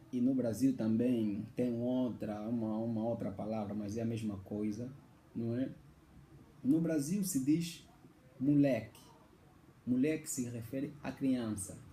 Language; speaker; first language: Portuguese; native; Portuguese